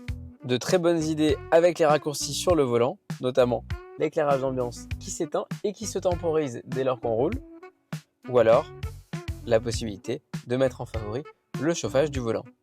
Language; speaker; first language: French; native; French